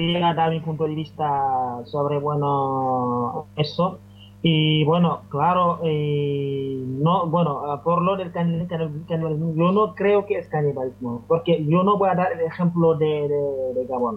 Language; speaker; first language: Spanish; non-native, fluent; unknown